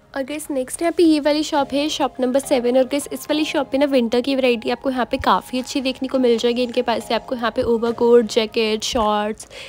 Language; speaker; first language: Hindi; native; Hindi